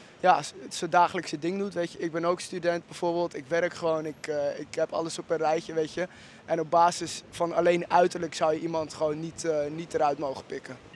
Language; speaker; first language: Dutch; early bilingual, other home language; Arabic